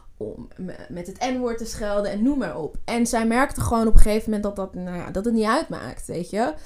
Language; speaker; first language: Dutch; early bilingual, other home language; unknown